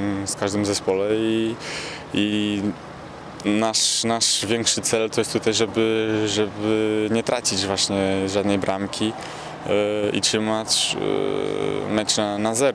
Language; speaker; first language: Polish; non-native, fluent; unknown